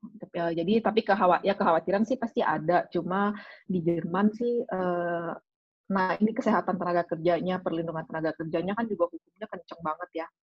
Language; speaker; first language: Indonesian; native; Indonesian